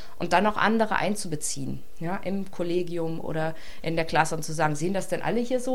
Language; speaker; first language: German; native; German